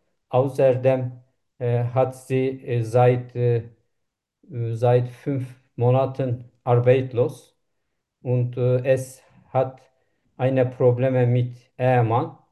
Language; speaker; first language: German; non-native, learner; Turkish